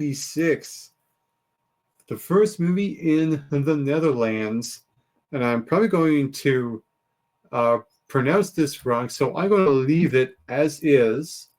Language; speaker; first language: English; native; English